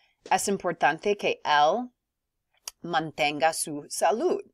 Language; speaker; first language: Spanish; non-native, fluent; English